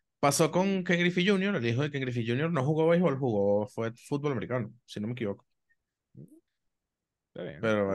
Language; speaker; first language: Spanish; native; Spanish